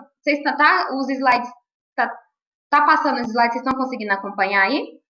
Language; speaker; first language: Portuguese; native; Portuguese